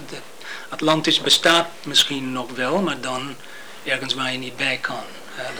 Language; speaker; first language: Dutch; non-native, fluent; English